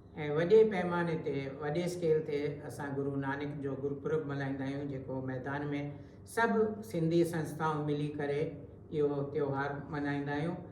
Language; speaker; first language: Sindhi; early bilingual, heritage; Sindhi